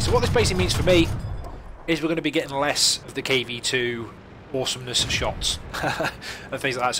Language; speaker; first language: English; native; English